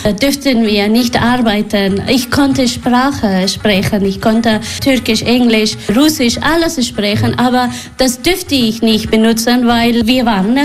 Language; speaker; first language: German; non-native, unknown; Persian